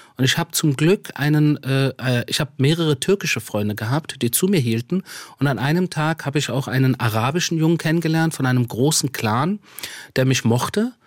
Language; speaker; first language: German; early bilingual, other home language; Persian